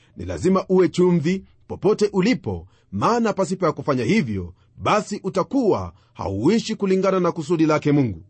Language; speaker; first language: Swahili; non-native, local second language; Luyia